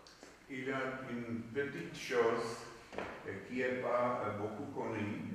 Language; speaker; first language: French; non-native, fluent; Czech